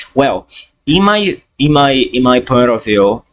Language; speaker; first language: English; non-native, fluent; Portuguese